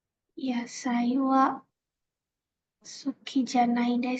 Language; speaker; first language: Japanese; non-native, learner; Indonesian